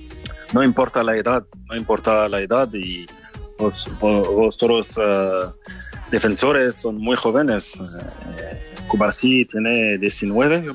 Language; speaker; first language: Spanish; non-native, fluent; French